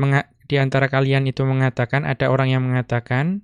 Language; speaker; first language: Indonesian; native; Indonesian